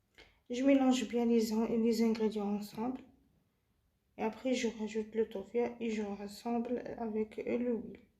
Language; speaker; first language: French; non-native, local second language; Arabic